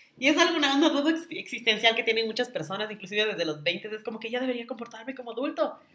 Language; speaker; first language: Spanish; native; Spanish